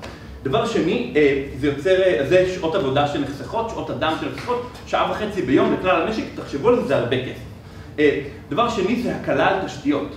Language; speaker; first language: Hebrew; native; Hebrew